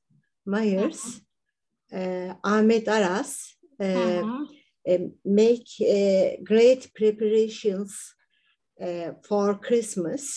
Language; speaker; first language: English; non-native, learner; Turkish